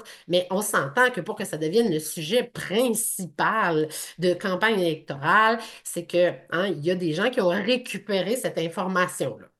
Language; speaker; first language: French; native; French